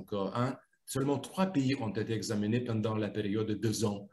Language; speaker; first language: French; non-native, fluent; Lithuanian